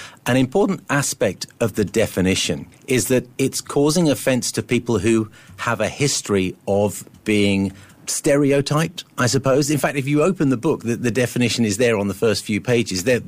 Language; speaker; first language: English; native; English